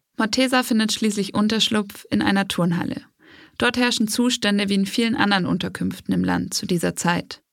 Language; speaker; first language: German; native; German